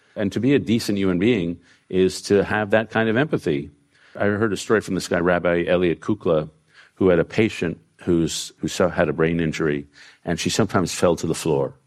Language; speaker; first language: English; native; English